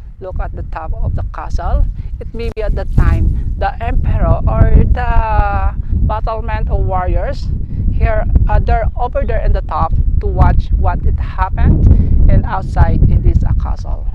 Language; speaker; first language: English; non-native, learner; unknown